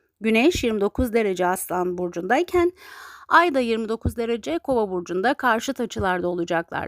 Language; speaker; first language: Turkish; native; Turkish